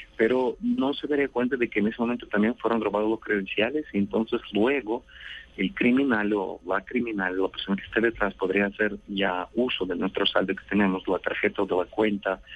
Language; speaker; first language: Spanish; non-native, fluent; Russian